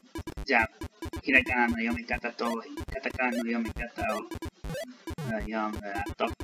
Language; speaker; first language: Japanese; non-native, learner; English